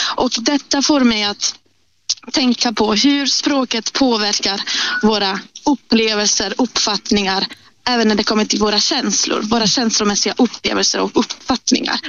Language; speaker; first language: Swedish; non-native, fluent; Italian